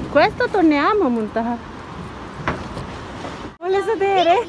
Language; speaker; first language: Italian; non-native, learner; Hindi